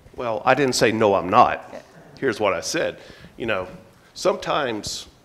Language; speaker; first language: English; native; English